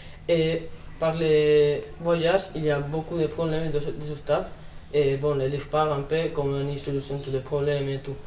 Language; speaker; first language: French; non-native, learner; Spanish